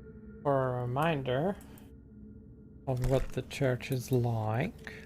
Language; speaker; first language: English; native; English